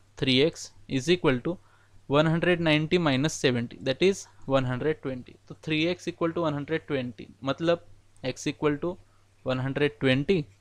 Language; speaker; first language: Hindi; non-native, local second language; Marathi